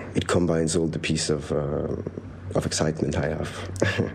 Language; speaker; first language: English; non-native, fluent; French